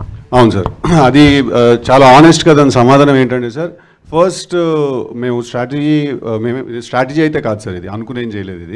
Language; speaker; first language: Telugu; native; Telugu